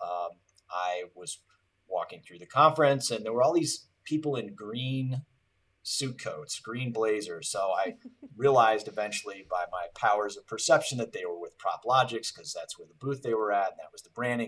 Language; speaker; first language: English; native; English